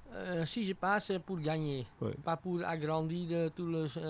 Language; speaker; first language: French; non-native, local second language; Dutch